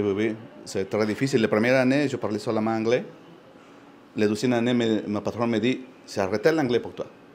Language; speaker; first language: French; non-native, learner; Spanish